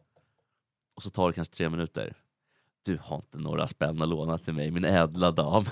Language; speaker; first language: Swedish; native; Swedish